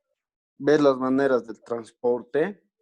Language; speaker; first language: Spanish; native; Spanish